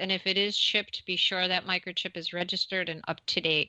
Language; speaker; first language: English; native; English